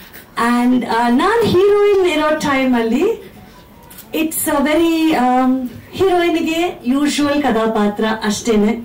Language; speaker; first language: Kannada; non-native, fluent; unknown